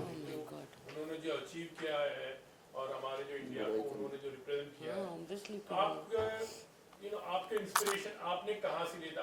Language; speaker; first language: Hindi; native; Hindi